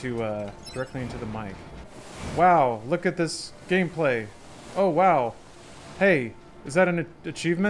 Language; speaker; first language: English; native; English